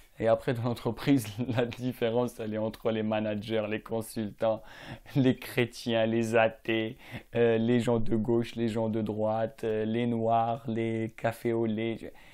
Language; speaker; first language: French; non-native, local second language; Arabic